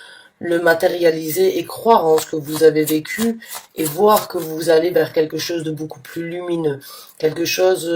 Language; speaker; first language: French; native; French